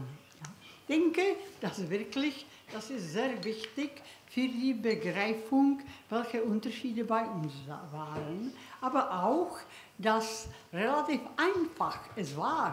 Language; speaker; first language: German; non-native, learner; Czech